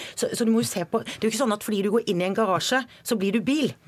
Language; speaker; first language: Norwegian; native; Norwegian